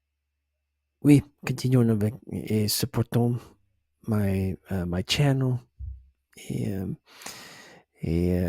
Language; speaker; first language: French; non-native, learner; English